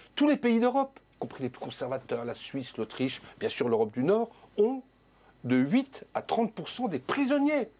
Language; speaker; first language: French; native; French